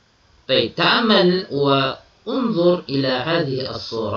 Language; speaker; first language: Arabic; non-native, fluent; Malay